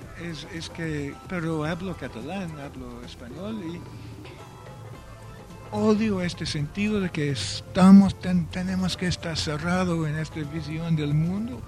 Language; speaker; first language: Spanish; non-native, fluent; Welsh